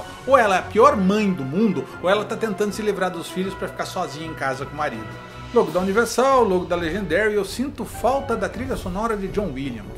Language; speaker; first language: Portuguese; native; Portuguese